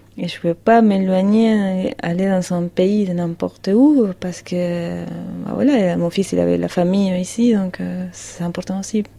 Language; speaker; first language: French; non-native, fluent; Spanish